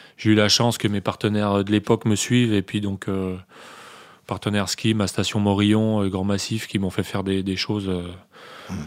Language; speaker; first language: French; native; French